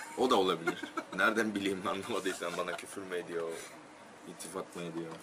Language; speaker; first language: Turkish; non-native, fluent; Korean